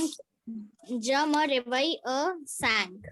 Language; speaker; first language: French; non-native, learner; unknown